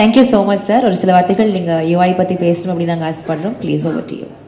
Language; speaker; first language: Tamil; native; Tamil